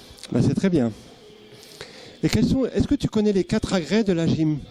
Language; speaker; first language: French; native; French